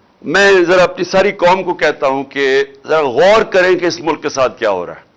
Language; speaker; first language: Urdu; native; Urdu